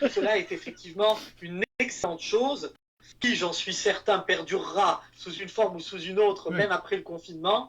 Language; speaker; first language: French; native; French